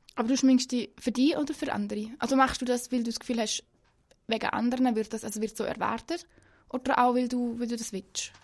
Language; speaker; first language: German; native; German